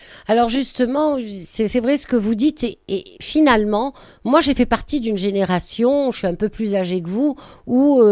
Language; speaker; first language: French; native; French